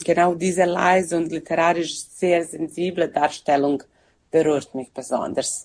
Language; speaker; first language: German; non-native, fluent; Serbian